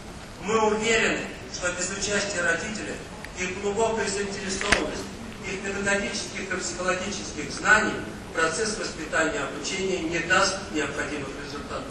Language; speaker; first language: Russian; native; Russian